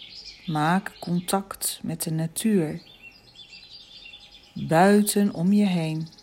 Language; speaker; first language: Dutch; native; Dutch